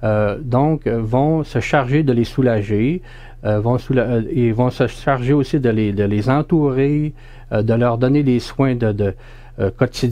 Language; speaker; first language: French; native; French